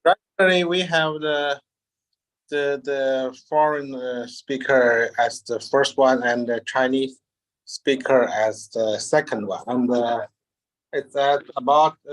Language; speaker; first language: English; non-native, learner; Chinese